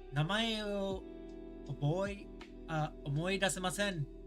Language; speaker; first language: Japanese; non-native, learner; English